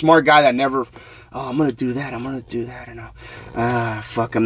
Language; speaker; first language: English; native; English